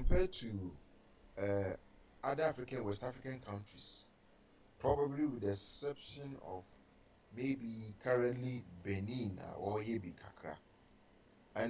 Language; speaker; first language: English; non-native, local second language; Akan